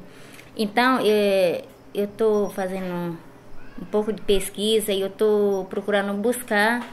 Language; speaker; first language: Portuguese; non-native, local second language; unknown